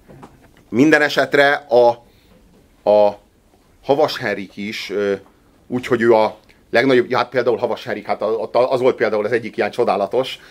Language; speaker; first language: Hungarian; native; Hungarian